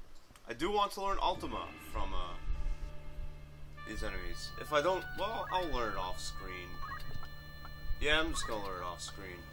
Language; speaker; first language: English; native; English